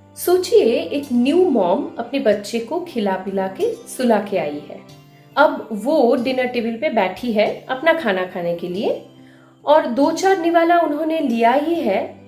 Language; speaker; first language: Hindi; non-native, local second language; Bangla